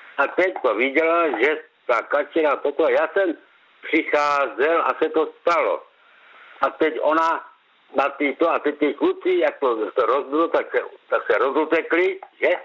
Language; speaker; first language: Czech; native; Czech